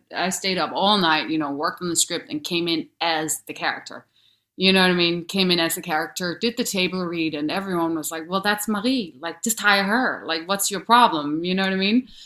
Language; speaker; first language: English; non-native, fluent; Danish